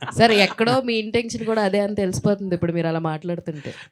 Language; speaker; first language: Telugu; native; Telugu